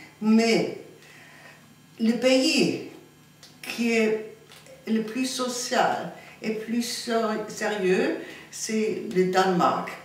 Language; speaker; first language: French; non-native, fluent; German